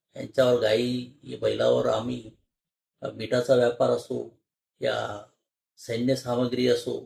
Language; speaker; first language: Marathi; non-native, local second language; Lambadi